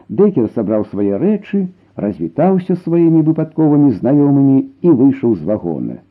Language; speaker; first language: Belarusian; native; Belarusian